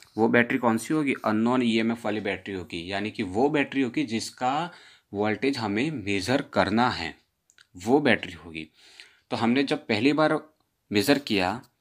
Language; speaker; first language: Hindi; non-native, local second language; Gujarati